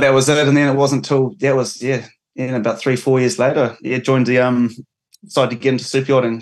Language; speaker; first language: English; native; English